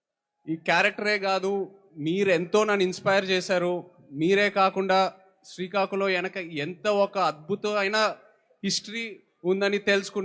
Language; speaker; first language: Telugu; native; Telugu